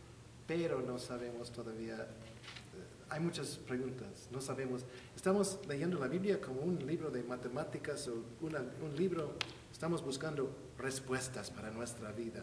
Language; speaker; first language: Spanish; non-native, fluent; English